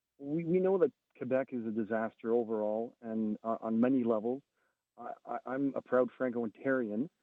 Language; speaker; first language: English; non-native, local second language; French